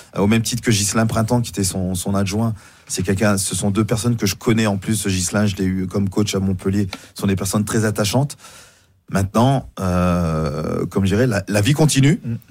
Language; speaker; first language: French; native; French